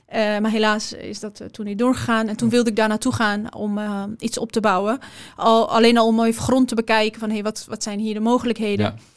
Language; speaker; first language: Dutch; early bilingual, other home language; Persian